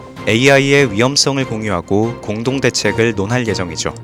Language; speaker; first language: Korean; native; Korean